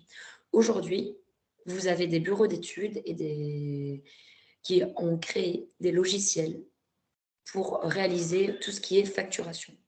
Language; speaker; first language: French; native; French